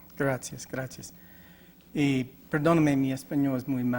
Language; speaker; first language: Spanish; non-native, learner; English